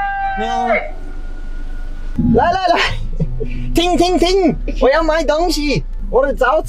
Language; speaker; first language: Chinese; non-native, learner; English